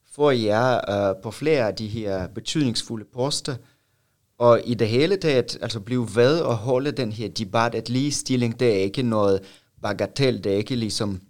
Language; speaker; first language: Danish; non-native, fluent; Russian